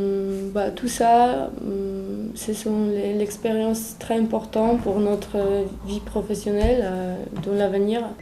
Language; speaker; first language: French; non-native, fluent; Polish